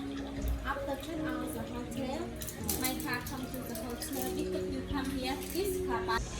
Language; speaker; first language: English; non-native, learner; Vietnamese